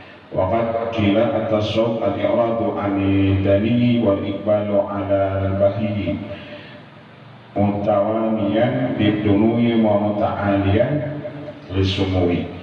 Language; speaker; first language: Arabic; non-native, fluent; Banjar